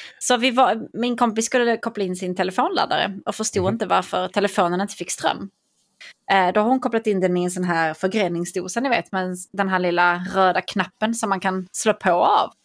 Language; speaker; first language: Swedish; native; Swedish